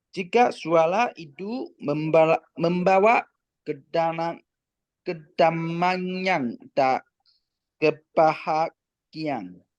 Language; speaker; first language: Indonesian; non-native, learner; Chinese